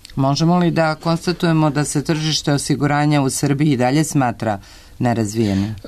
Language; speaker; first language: Serbian; native; Serbian